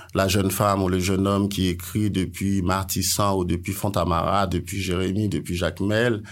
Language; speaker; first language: French; non-native, local second language; Haitian Creole